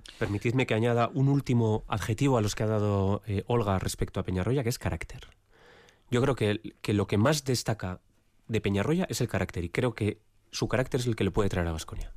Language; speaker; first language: Spanish; native; Spanish